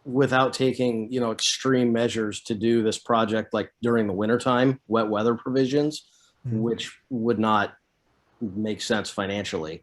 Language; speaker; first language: English; native; English